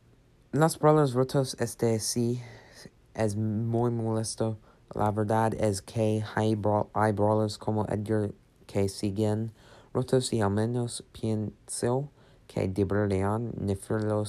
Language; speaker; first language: Spanish; non-native, learner; English